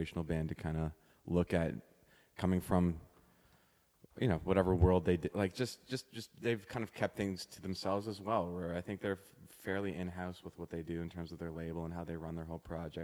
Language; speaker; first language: English; native; English